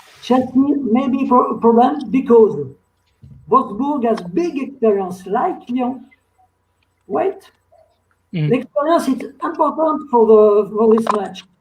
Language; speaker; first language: English; non-native, learner; French